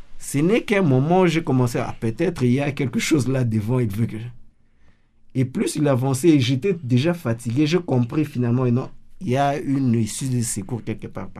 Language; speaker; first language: French; non-native, local second language; Lingala